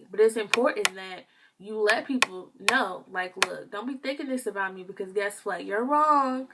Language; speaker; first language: English; native; English